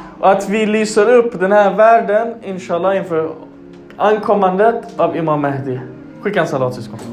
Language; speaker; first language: Swedish; non-native, fluent; Arabic